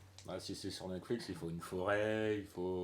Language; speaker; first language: French; native; French